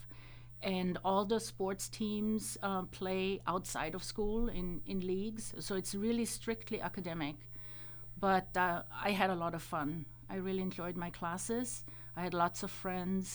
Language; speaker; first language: English; non-native, fluent; German